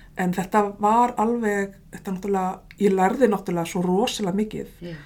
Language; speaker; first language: Icelandic; native; Icelandic